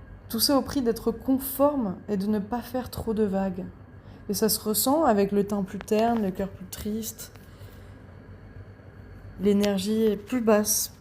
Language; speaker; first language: French; native; French